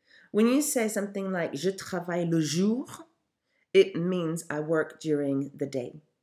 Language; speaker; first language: English; native; English